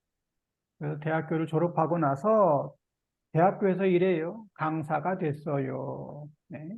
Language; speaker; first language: Korean; native; Korean